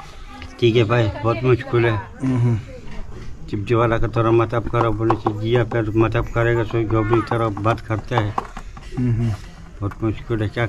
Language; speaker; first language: Hindi; non-native, local second language; Tibetan